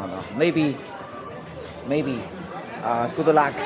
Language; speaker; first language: English; non-native, learner; Chinese